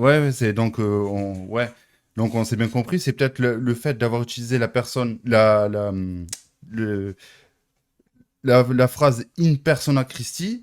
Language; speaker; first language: French; native; French